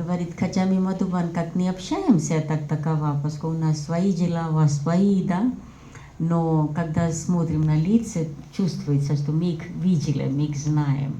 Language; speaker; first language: Russian; non-native, fluent; Hindi